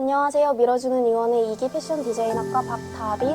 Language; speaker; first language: Korean; native; Korean